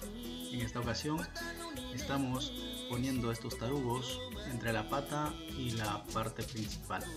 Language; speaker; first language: Spanish; native; Spanish